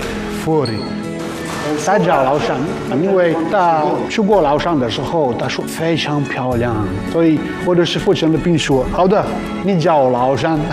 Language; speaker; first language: Chinese; non-native, learner; Italian